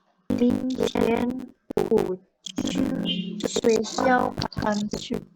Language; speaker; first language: Chinese; non-native, learner; Indonesian